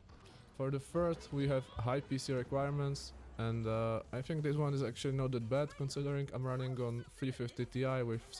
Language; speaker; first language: English; non-native, fluent; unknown